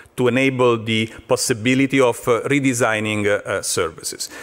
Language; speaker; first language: English; non-native, fluent; Italian